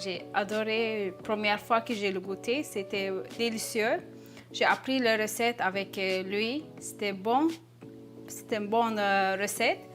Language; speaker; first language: French; non-native, learner; Turkish